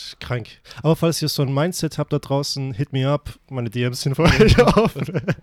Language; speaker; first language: German; early bilingual, other home language; Persian